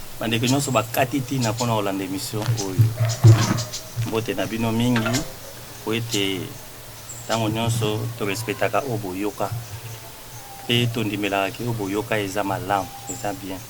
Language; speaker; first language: Lingala; non-native, local second language; Mongo